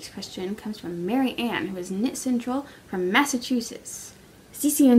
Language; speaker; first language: English; native; English